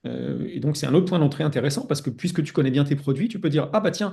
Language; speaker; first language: French; native; French